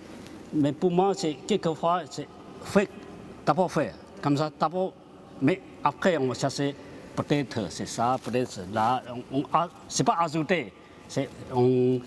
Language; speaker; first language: French; non-native, learner; Chinese